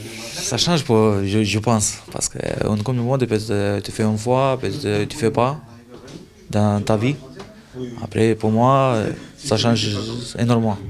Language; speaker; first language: French; non-native, learner; Romanian